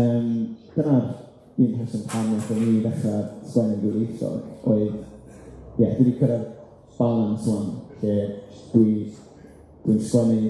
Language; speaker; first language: Welsh; native; Welsh